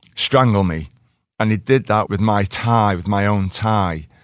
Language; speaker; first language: English; native; English